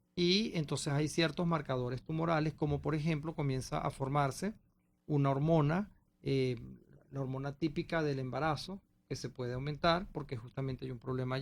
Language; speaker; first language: Spanish; native; Spanish